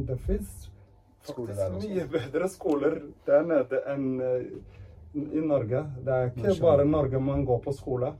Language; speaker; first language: Norwegian; early bilingual, other home language; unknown